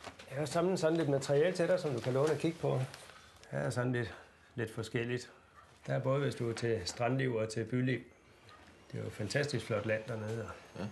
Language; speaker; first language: Danish; native; Danish